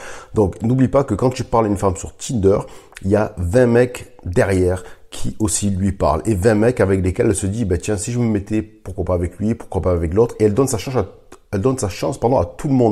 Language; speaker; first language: French; native; French